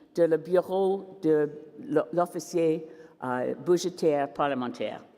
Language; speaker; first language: French; non-native, local second language; English